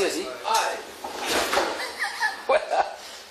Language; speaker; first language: French; native; French